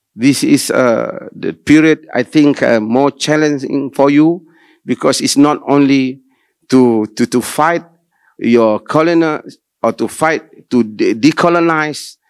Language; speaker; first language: English; non-native, local second language; Malay